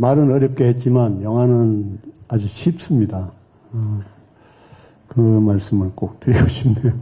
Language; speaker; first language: Korean; native; Korean